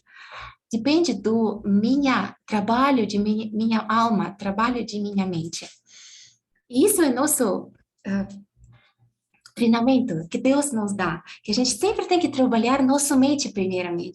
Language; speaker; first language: Portuguese; non-native, fluent; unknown